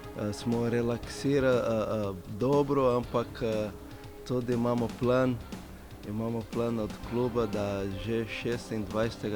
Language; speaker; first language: Slovenian; non-native, fluent; Portuguese